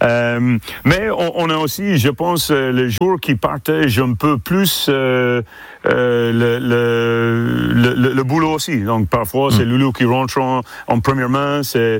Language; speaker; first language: French; non-native, fluent; English